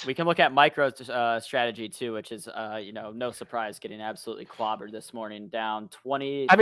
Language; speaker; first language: English; native; English